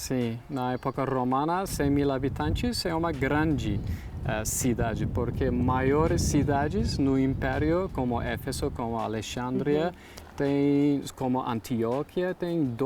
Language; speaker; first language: Portuguese; non-native, learner; Turkish